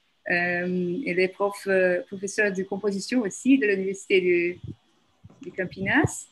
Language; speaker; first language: French; non-native, fluent; Portuguese